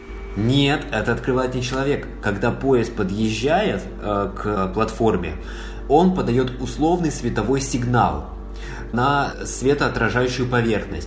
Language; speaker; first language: Russian; native; Russian